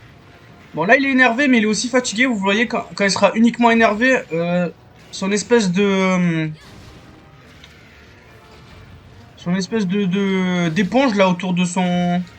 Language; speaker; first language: French; native; French